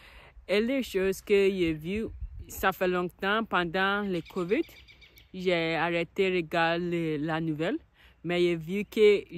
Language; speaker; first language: French; non-native, learner; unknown